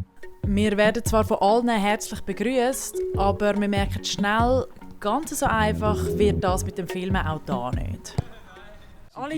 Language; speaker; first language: German; native; German